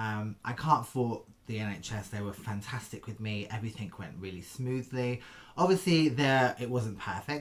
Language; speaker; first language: English; native; English